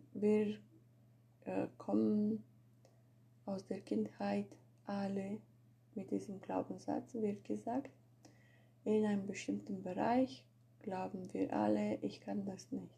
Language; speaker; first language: German; non-native, fluent; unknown